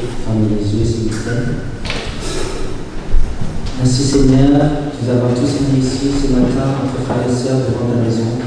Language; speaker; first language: French; non-native, fluent; Chinese